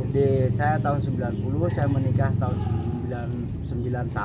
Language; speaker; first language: Indonesian; non-native, local second language; Javanese